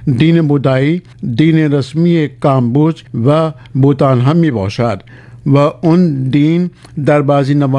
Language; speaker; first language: Persian; non-native, fluent; Urdu